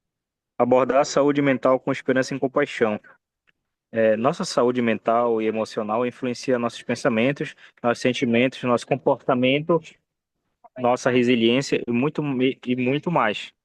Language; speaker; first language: Portuguese; native; Portuguese